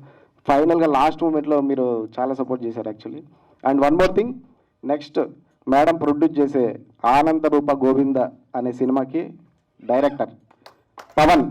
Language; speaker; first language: Telugu; native; Telugu